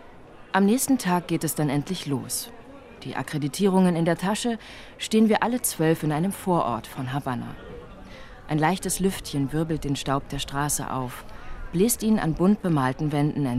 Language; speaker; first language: German; native; German